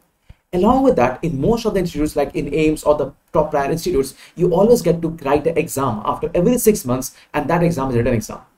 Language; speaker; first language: English; non-native, local second language; Hindi